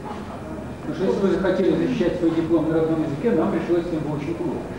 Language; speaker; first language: Russian; native; Russian